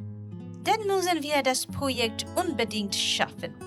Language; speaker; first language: German; non-native, learner; Bangla